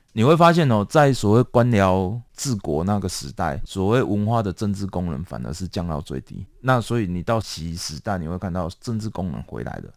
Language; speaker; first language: Chinese; native; Chinese